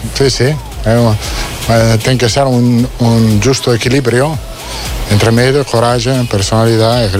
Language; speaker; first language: Portuguese; non-native, fluent; Italian